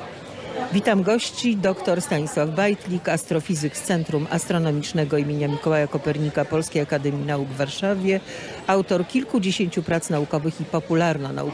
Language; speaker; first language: Polish; native; Polish